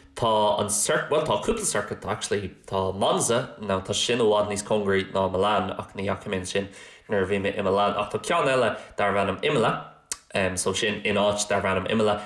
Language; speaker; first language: Irish; non-native, local second language; English